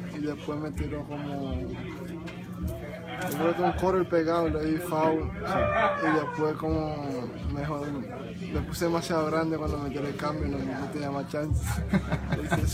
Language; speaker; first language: Spanish; non-native, local second language; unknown